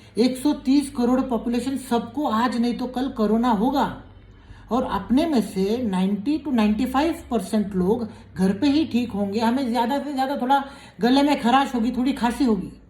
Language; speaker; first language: Hindi; native; Hindi